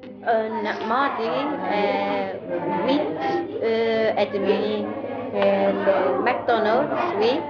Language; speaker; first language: French; non-native, learner; English